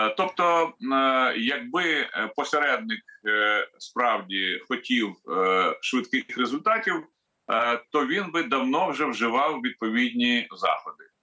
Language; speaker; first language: Ukrainian; native; Ukrainian